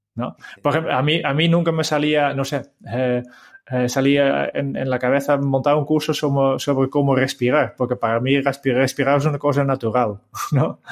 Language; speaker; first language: Spanish; non-native, fluent; Dutch